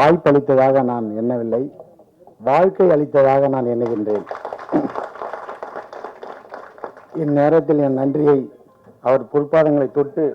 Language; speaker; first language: Tamil; native; Tamil